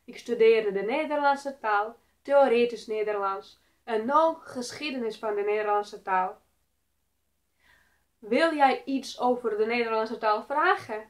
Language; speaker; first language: Dutch; non-native, fluent; Russian